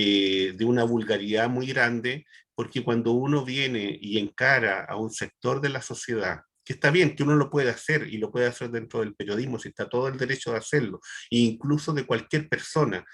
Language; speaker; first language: Spanish; native; Spanish